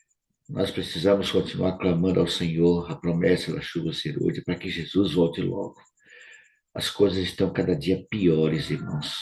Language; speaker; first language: Portuguese; native; Portuguese